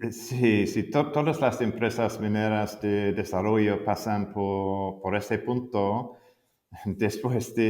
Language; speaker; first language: Spanish; non-native, fluent; English